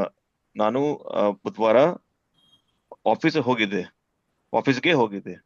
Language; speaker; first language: Kannada; non-native, learner; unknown